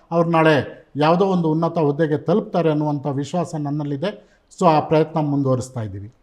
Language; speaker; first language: Kannada; non-native, local second language; Urdu